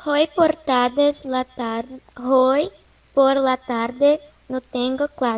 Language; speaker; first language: Spanish; non-native, learner; Portuguese